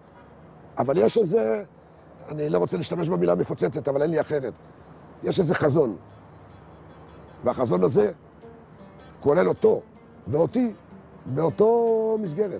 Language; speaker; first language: Hebrew; native; Hebrew